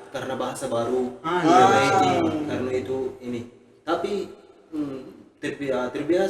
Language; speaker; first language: Indonesian; non-native, learner; Arabic